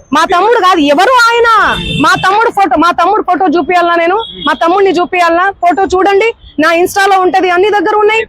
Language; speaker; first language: Telugu; non-native, local second language; Lambadi